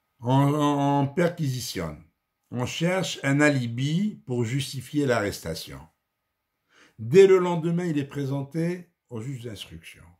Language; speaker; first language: French; non-native, local second language; Arabic